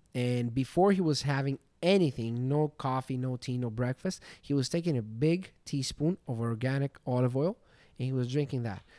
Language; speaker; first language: English; non-native, fluent; Greek